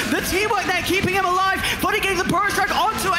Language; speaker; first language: English; native; English